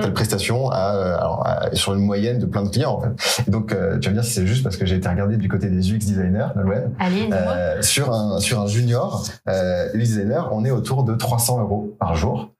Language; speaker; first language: French; native; French